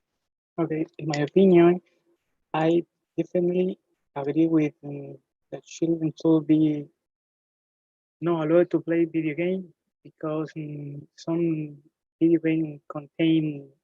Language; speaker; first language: English; non-native, learner; Spanish